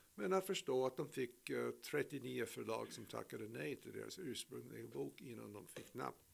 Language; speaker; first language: Swedish; non-native, fluent; English